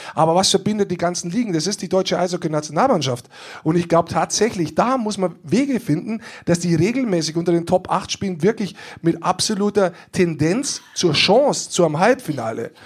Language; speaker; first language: German; native; German